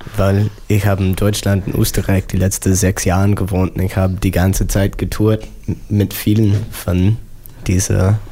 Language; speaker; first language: German; non-native, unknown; English